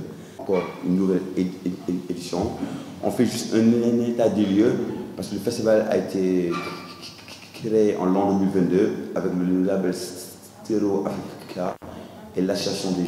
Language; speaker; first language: French; non-native, local second language; Wolof